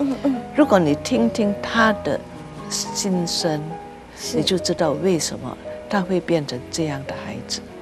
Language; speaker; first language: Chinese; early bilingual, heritage; Chinese